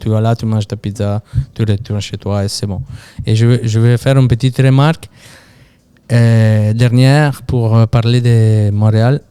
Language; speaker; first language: French; non-native, fluent; Italian